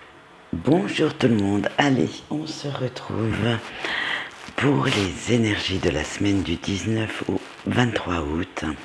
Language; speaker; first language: French; native; French